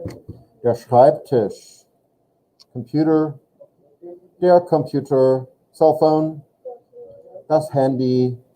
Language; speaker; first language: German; non-native, fluent; English